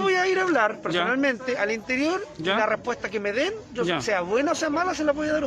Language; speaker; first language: Spanish; native; Spanish